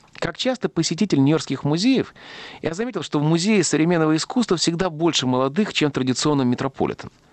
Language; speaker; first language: Russian; native; Russian